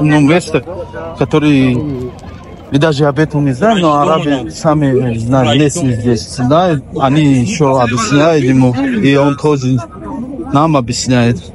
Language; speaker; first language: Russian; non-native, local second language; Tajik